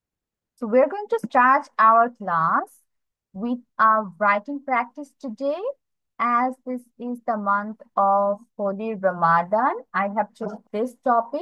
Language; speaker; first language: English; non-native, fluent; Bangla